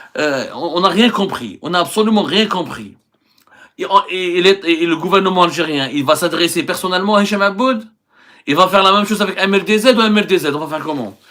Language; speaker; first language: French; non-native, local second language; Arabic